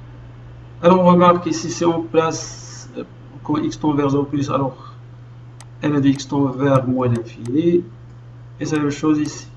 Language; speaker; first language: French; non-native, local second language; Arabic